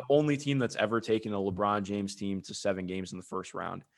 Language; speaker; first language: English; native; English